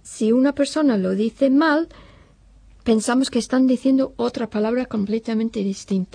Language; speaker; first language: Spanish; non-native, fluent; English